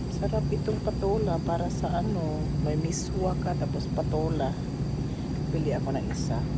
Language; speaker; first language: Filipino; non-native, local second language; Cebuano